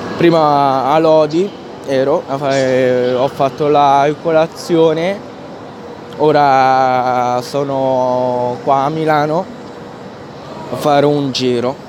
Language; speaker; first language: Italian; non-native, fluent; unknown